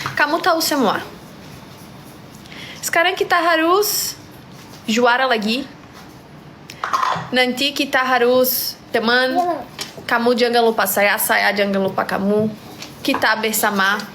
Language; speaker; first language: Indonesian; non-native, learner; Portuguese